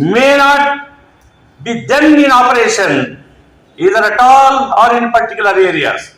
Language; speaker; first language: English; non-native, local second language; Kannada